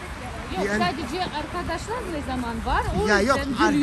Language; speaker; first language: Turkish; non-native, learner; Russian